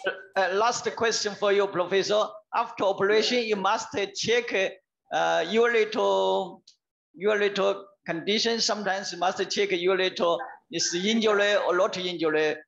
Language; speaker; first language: English; non-native, learner; Chinese